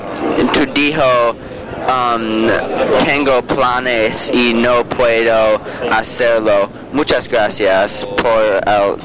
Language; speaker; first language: Spanish; non-native, learner; English